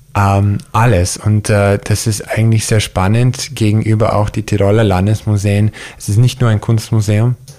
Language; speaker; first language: German; early bilingual, heritage; German